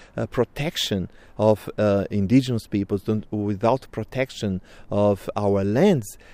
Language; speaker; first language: English; non-native, fluent; Portuguese